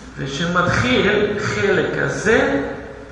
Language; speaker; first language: Hebrew; non-native, fluent; Russian